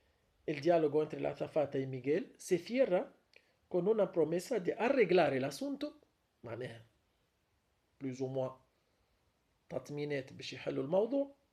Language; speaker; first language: Spanish; non-native, fluent; Arabic